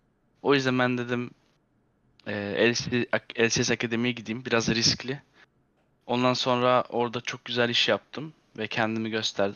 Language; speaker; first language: Turkish; early bilingual, heritage; Turkish